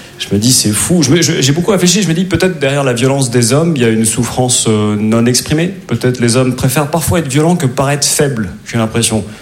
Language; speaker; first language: French; native; French